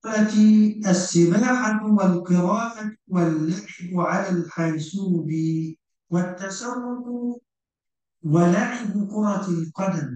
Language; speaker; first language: Arabic; non-native, learner; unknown